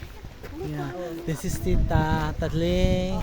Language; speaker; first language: English; non-native, local second language; Filipino